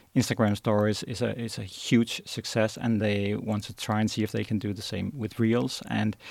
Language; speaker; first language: English; non-native, fluent; Danish